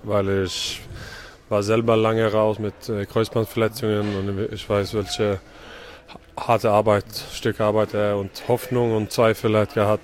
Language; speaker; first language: German; non-native, learner; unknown